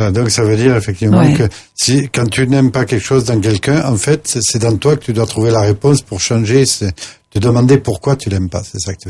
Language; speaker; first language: French; native; French